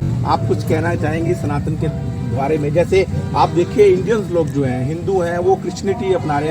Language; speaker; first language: Hindi; native; Hindi